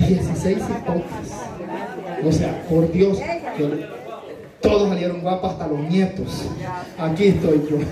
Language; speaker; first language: Spanish; native; Spanish